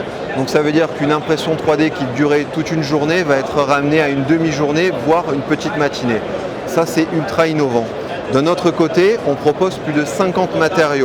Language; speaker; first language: French; native; French